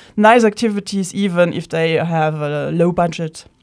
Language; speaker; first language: English; non-native, fluent; Luxembourgish